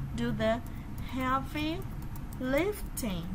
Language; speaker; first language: English; non-native, fluent; Vietnamese